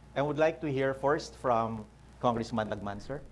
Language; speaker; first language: English; non-native, local second language; Filipino